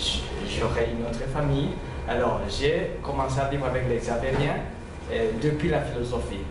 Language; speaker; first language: French; non-native, local second language; Rundi